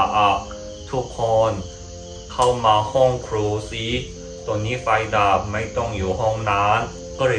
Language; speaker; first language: Thai; non-native, fluent; Korean